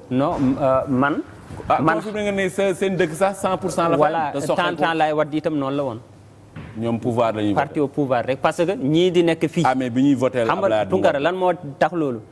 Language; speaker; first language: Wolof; native; Wolof